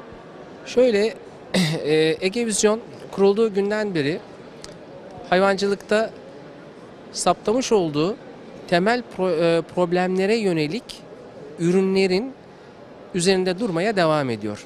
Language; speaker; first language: Turkish; native; Turkish